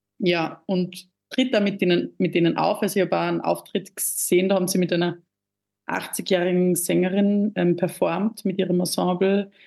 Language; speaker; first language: German; native; German